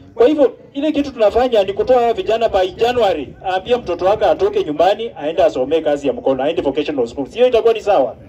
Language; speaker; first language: Swahili; non-native, local second language; Luyia